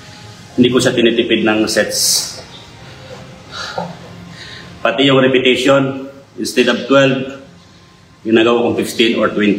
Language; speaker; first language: Filipino; native; Filipino